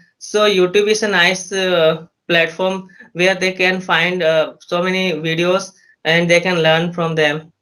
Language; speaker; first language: English; non-native, learner; Hindi